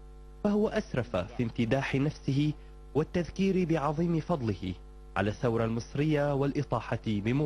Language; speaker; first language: Arabic; native; Arabic